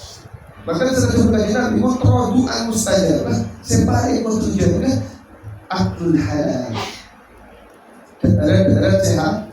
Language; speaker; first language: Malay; non-native, local second language; Javanese